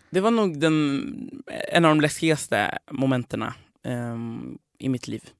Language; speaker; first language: Swedish; non-native, fluent; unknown